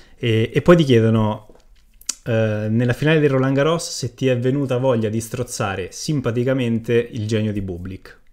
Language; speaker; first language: Italian; native; Italian